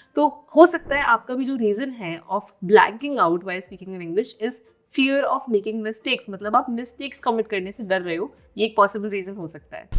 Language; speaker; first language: Hindi; native; Hindi